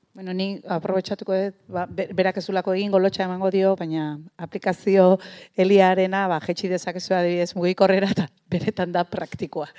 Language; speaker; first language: Basque; native; Basque